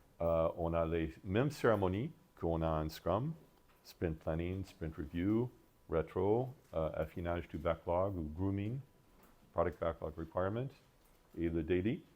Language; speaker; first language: French; non-native, fluent; English